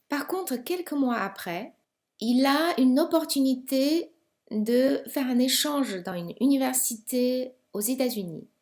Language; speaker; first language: French; non-native, fluent; Chinese